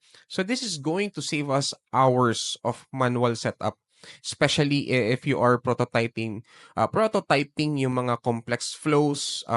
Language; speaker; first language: English; non-native, local second language; Filipino